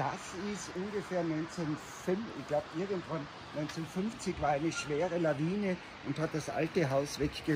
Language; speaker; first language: German; native; German